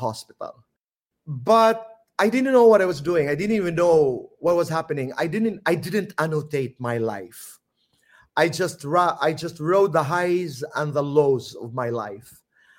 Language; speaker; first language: English; non-native, local second language; Filipino